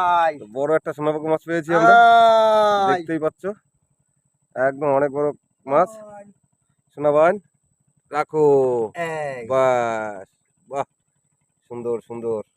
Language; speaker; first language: Bangla; native; Bangla